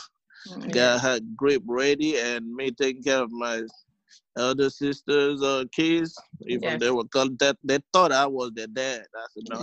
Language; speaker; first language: English; non-native, local second language; Igbo